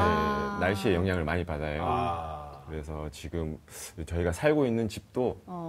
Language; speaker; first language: Korean; native; Korean